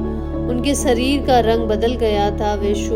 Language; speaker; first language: Hindi; native; Hindi